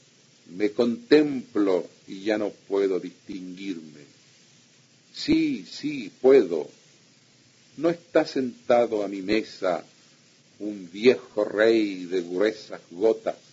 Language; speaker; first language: Spanish; native; Spanish